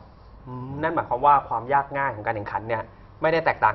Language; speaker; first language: Thai; native; Thai